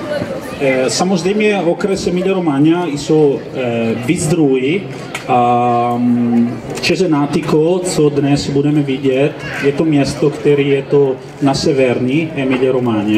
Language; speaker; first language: Czech; non-native, learner; Italian